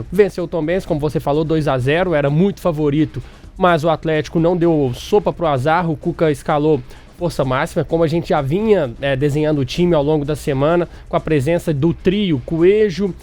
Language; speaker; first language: Portuguese; native; Portuguese